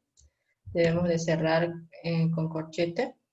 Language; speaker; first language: Spanish; native; Spanish